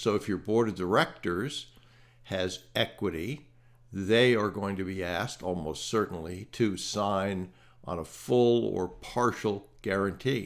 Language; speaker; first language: English; native; English